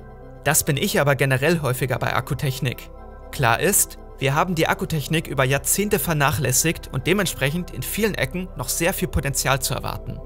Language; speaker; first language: German; native; German